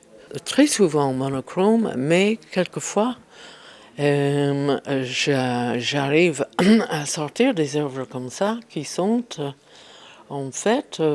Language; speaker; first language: French; non-native, fluent; English